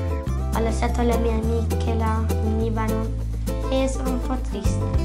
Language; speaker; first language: Italian; non-native, learner; Arabic